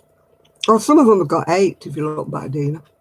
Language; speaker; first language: English; native; English